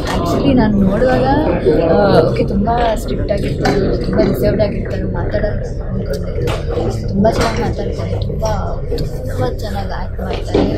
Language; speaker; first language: Kannada; non-native, local second language; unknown